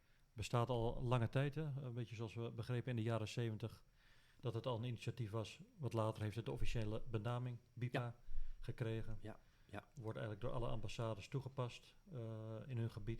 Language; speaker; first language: Dutch; native; Dutch